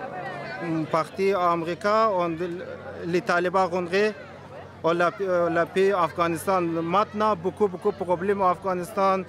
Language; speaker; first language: French; non-native, learner; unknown